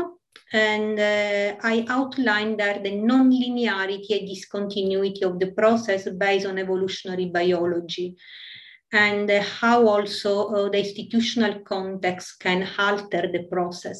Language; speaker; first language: English; non-native, fluent; Italian